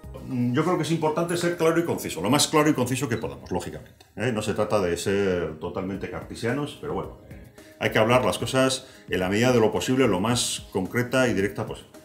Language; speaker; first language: Spanish; native; Spanish